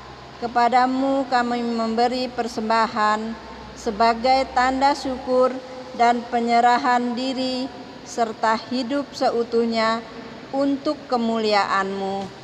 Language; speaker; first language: Indonesian; native; Indonesian